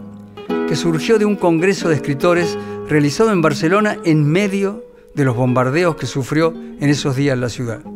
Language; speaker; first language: Spanish; native; Spanish